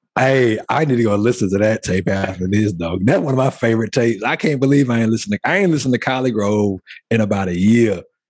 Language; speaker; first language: English; native; English